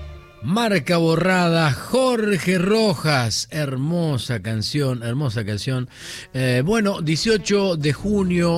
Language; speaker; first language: Spanish; native; Spanish